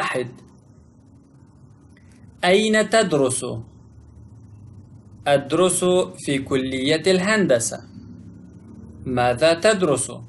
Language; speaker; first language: Arabic; non-native, fluent; Pashto